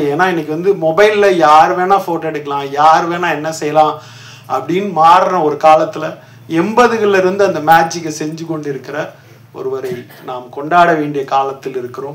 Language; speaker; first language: Tamil; native; Tamil